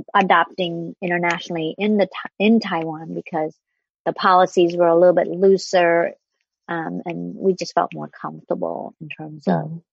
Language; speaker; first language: English; non-native, fluent; Vietnamese